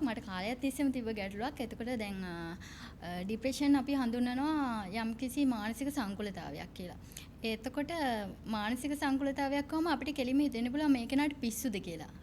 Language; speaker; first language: Sinhala; native; Sinhala